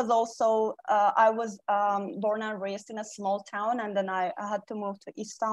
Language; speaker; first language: English; non-native, fluent; Turkish